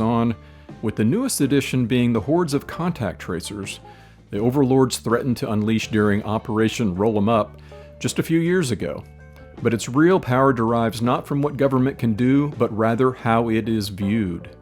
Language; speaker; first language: English; native; English